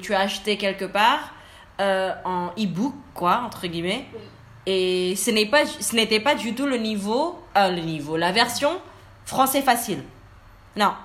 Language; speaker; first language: French; non-native, learner; Indonesian